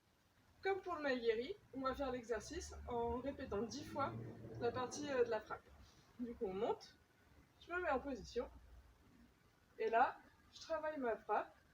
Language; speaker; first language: French; native; French